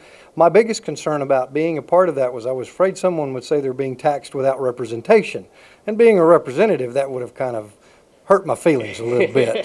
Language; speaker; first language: English; native; English